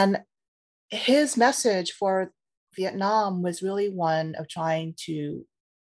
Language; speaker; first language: English; native; English